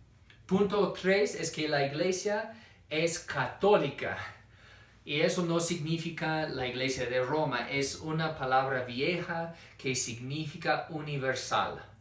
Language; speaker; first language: Spanish; non-native, fluent; English